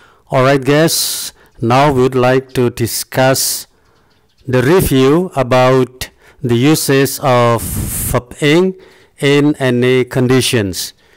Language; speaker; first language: English; non-native, fluent; Indonesian